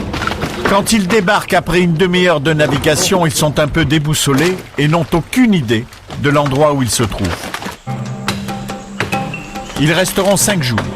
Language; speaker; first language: French; native; French